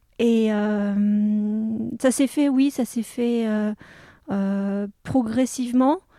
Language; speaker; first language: French; native; French